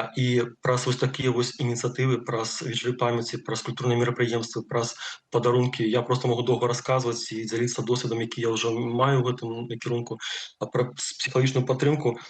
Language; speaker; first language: Belarusian; non-native, local second language; Russian